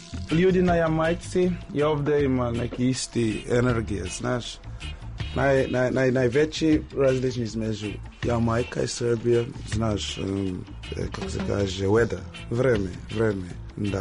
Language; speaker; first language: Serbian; non-native, learner; English